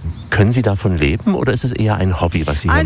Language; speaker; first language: German; native; German